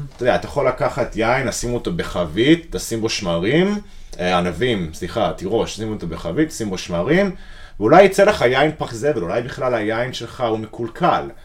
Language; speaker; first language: Hebrew; non-native, fluent; English